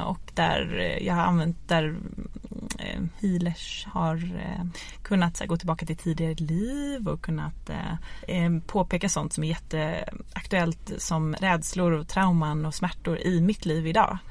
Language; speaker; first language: Swedish; native; Swedish